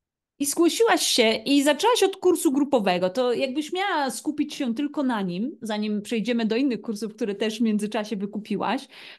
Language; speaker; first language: Polish; native; Polish